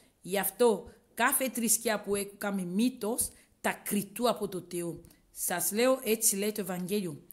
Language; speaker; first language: Greek; non-native, learner; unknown